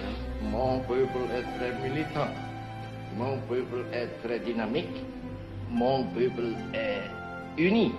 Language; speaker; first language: French; non-native, learner; Indonesian